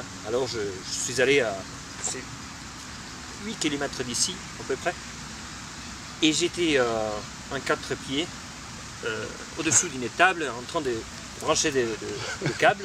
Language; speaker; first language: French; non-native, fluent; Spanish